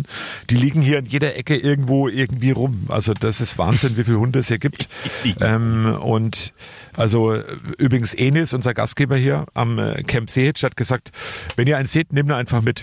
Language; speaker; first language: German; native; German